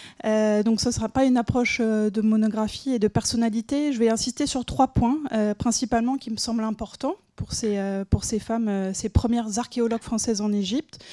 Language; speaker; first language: French; native; French